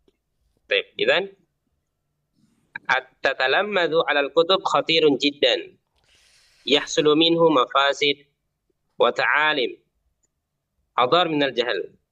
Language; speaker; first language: Arabic; non-native, fluent; Indonesian